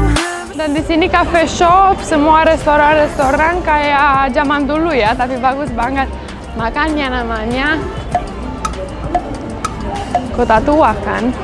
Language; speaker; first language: Indonesian; non-native, fluent; Romanian